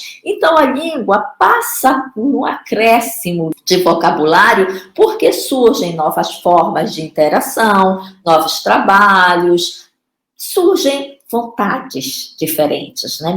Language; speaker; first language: Portuguese; native; Portuguese